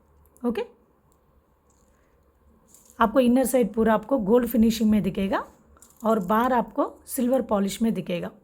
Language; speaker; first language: Hindi; non-native, local second language; Telugu